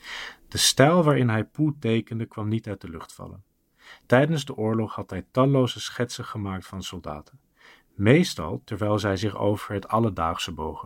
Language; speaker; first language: Dutch; native; Dutch